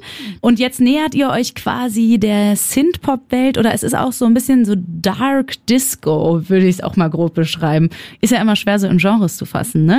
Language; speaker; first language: German; native; German